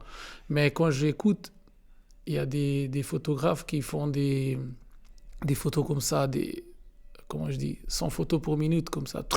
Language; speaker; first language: French; non-native, learner; Portuguese